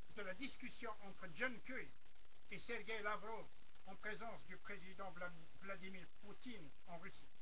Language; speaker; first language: French; non-native, local second language; Arabic